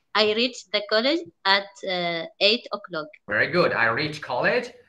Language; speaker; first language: English; non-native, fluent; Arabic